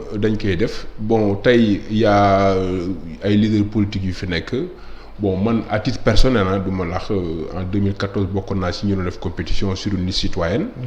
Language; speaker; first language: Wolof; native; Wolof